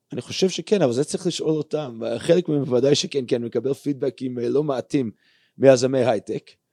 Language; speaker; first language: Hebrew; non-native, fluent; English